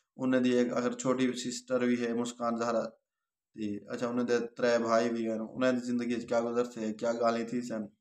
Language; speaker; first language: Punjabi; non-native, local second language; Saraiki